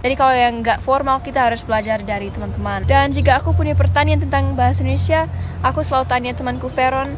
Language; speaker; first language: Indonesian; early bilingual, other home language; English